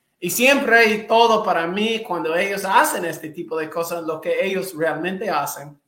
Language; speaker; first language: Spanish; non-native, fluent; English